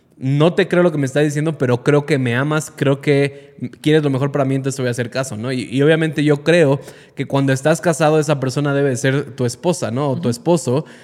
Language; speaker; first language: Spanish; native; Spanish